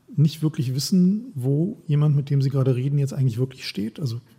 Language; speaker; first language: German; native; German